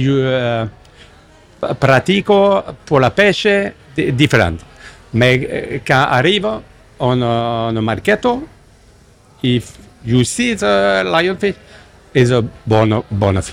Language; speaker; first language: Italian; non-native, learner; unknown